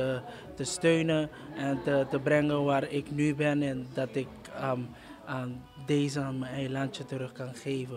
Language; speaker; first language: Dutch; non-native, local second language; Papiamento